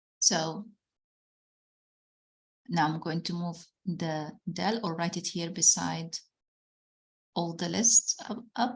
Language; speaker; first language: English; non-native, fluent; Arabic